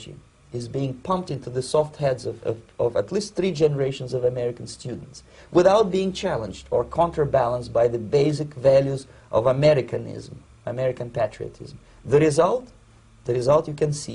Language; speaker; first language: English; non-native, fluent; Russian